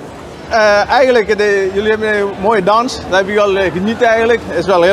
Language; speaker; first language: Dutch; non-native, learner; Tamil